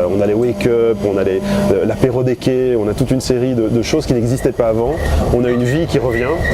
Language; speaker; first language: French; native; French